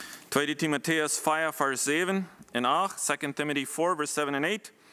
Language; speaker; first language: German; non-native, fluent; Plautdietsch